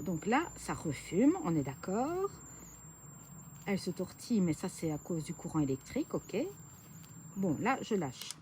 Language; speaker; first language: French; native; French